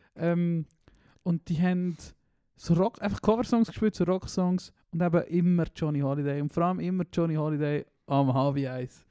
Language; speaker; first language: German; native; German